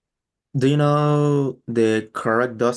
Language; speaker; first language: English; non-native, learner; Spanish